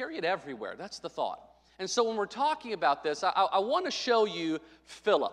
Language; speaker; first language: English; native; English